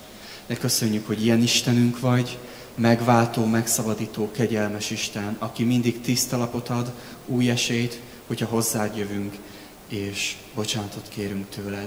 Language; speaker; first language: Hungarian; native; Hungarian